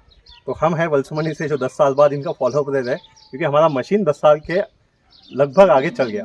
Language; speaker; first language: Hindi; non-native, local second language; Marathi